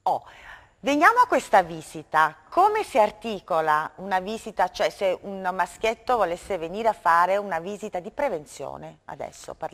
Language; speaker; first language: Italian; native; Italian